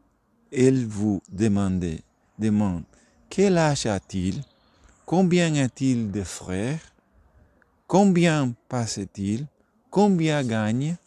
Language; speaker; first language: French; non-native, learner; Spanish